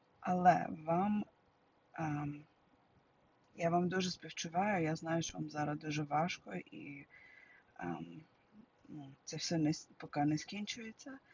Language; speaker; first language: Ukrainian; early bilingual, heritage; Ukrainian